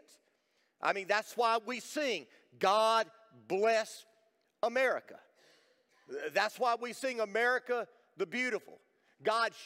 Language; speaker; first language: English; native; English